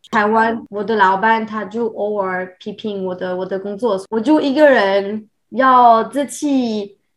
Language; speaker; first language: Chinese; non-native, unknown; French